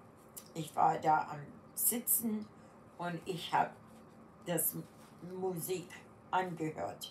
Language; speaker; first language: German; early bilingual, heritage; German